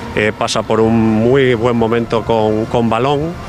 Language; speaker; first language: Spanish; native; Spanish